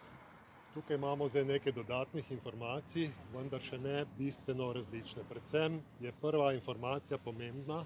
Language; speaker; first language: Slovenian; native; Slovenian